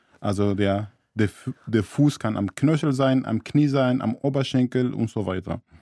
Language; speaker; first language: German; non-native, fluent; Arabic